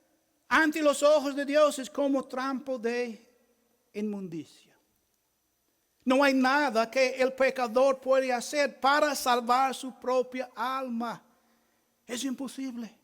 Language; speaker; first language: Spanish; non-native, fluent; English